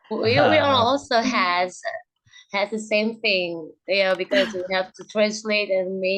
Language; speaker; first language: English; non-native, learner; Indonesian